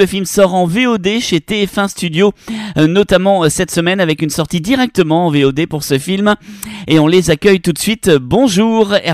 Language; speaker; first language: French; native; French